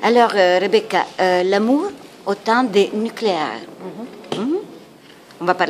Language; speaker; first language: French; non-native, fluent; Italian